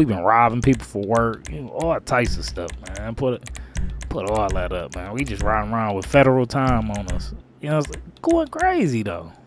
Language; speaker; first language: English; native; English